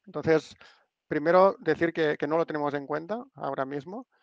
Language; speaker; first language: Spanish; non-native, local second language; Catalan